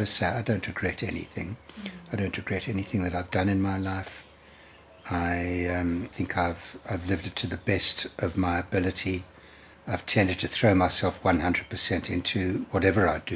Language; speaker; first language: English; native; English